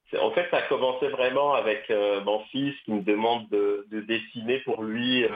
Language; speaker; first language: French; non-native, local second language; Kabyle